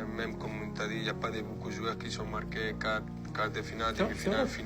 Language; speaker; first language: French; non-native, fluent; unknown